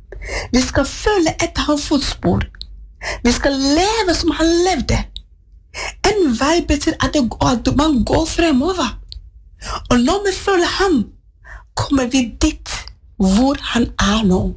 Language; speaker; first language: Norwegian; non-native, fluent; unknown